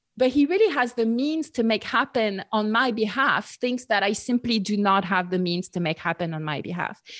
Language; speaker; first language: English; non-native, fluent; French